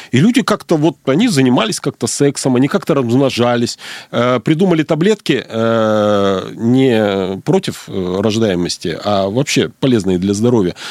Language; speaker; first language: Russian; native; Russian